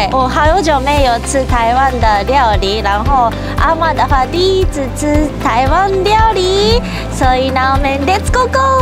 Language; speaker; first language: Chinese; non-native, fluent; Japanese